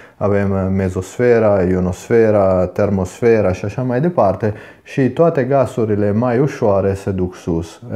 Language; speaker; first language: Romanian; non-native, fluent; Italian